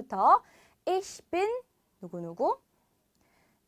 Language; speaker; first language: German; non-native, fluent; Korean